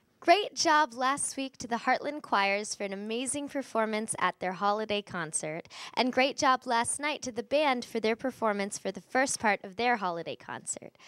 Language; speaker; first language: English; native; English